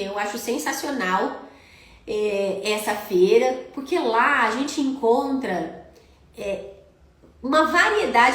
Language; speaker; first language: Portuguese; native; Portuguese